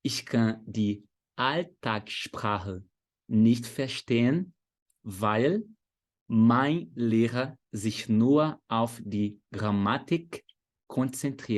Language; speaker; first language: German; non-native, fluent; Portuguese